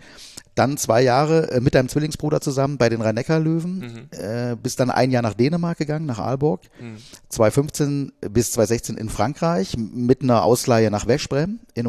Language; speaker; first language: German; native; German